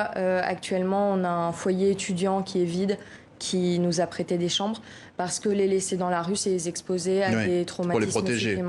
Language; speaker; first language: French; native; French